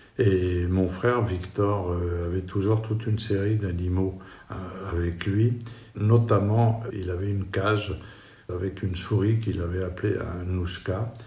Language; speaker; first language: French; non-native, fluent; Spanish